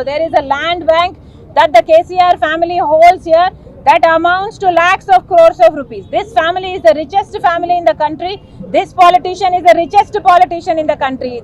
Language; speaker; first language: English; non-native, local second language; Telugu